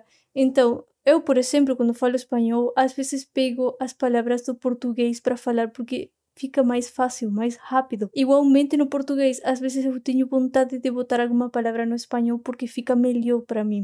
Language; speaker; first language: Portuguese; non-native, fluent; Spanish